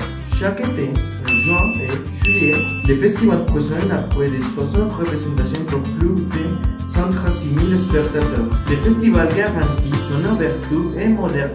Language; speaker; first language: French; non-native, learner; Spanish